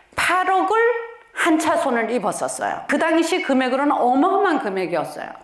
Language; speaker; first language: Korean; native; Korean